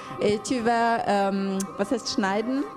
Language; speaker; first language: French; non-native, learner; German